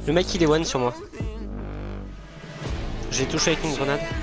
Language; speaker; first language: French; native; French